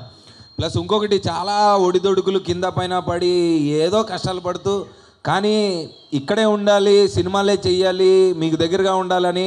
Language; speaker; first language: Telugu; native; Telugu